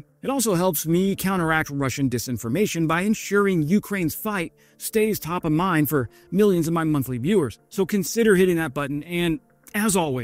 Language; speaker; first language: English; native; English